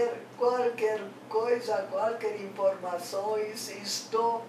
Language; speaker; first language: Portuguese; non-native, fluent; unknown